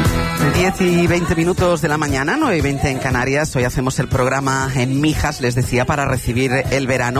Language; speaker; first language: Spanish; native; Spanish